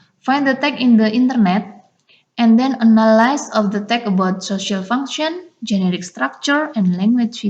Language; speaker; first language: English; non-native, learner; Indonesian